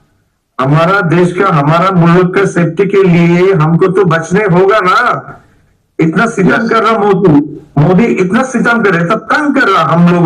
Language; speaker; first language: Hindi; non-native, learner; Bangla